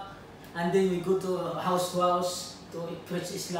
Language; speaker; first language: English; non-native, learner; Filipino